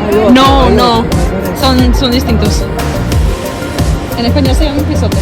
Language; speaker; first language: Spanish; non-native, learner; English